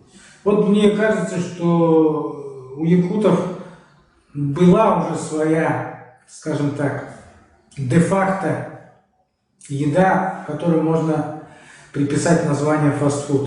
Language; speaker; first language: Russian; native; Russian